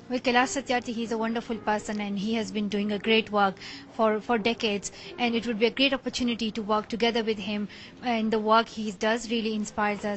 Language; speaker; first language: English; non-native, local second language; Pashto